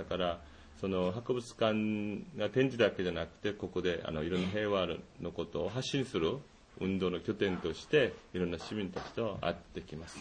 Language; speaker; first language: Japanese; non-native, fluent; Korean